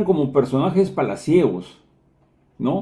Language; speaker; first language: Spanish; native; Spanish